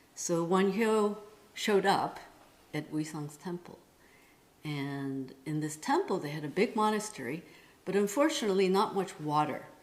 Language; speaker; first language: English; non-native, fluent; Korean